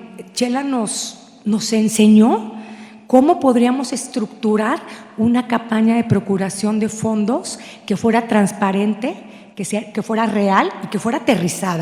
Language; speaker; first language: Spanish; native; Spanish